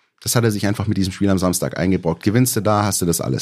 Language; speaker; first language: German; native; German